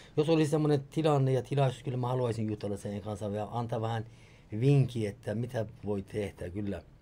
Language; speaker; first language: Finnish; non-native, fluent; Persian